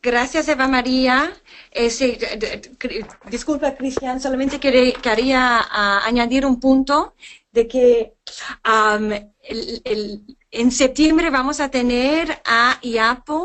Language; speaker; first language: Spanish; non-native, fluent; English